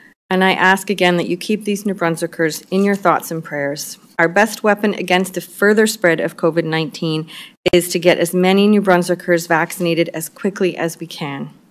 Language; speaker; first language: English; native; English